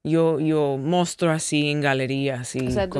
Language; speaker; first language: Spanish; early bilingual, heritage; English